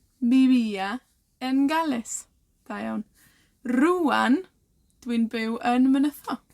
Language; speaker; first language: Welsh; native; Welsh